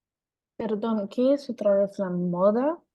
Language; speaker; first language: Spanish; non-native, learner; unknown